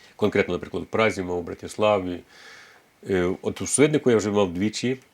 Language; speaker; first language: Ukrainian; native; Ukrainian